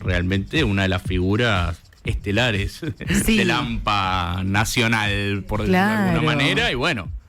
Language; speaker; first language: Spanish; native; Spanish